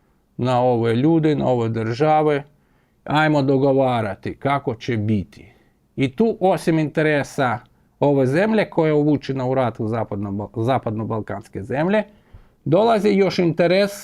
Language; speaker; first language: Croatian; non-native, fluent; Ukrainian